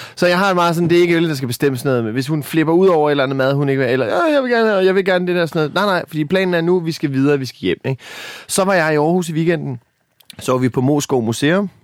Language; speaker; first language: Danish; native; Danish